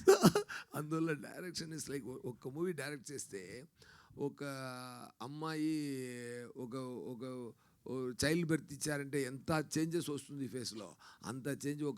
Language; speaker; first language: Telugu; non-native, learner; Tamil